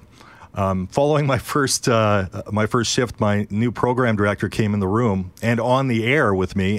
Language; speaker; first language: English; native; English